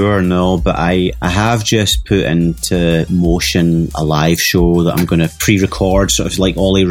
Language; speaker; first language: English; native; English